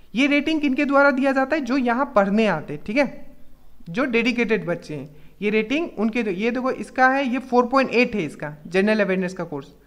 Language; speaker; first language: Hindi; native; Hindi